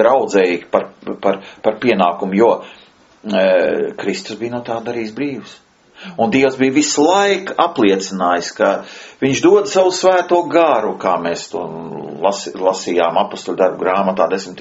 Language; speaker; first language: Latvian; native; Latvian